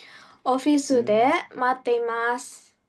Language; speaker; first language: Japanese; non-native, fluent; Indonesian